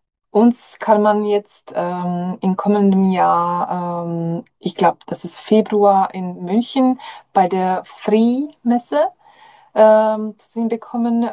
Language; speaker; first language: German; non-native, fluent; Czech